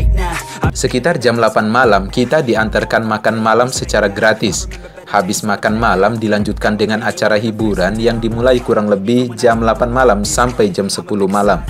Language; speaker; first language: Indonesian; native; Indonesian